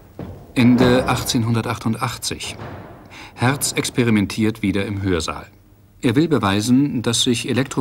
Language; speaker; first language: German; native; German